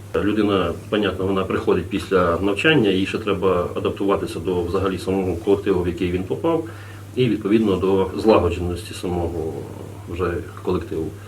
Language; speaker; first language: Ukrainian; native; Ukrainian